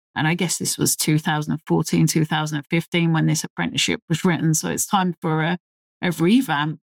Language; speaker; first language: English; native; English